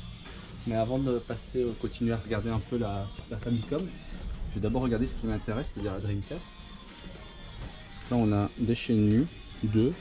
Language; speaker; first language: French; native; French